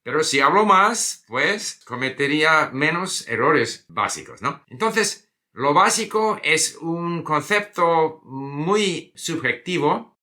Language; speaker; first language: Spanish; non-native, fluent; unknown